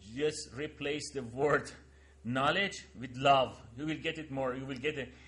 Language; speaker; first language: English; non-native, fluent; Persian